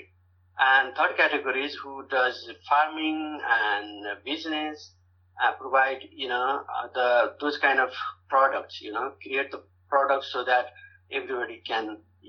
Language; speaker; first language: English; non-native, fluent; Nepali